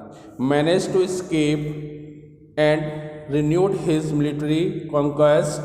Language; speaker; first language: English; non-native, local second language; Hindi